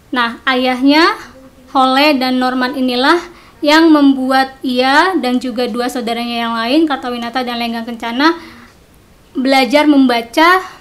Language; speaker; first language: Indonesian; non-native, local second language; Sundanese